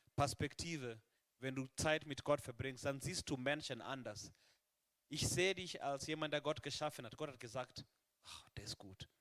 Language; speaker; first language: German; non-native, fluent; Swahili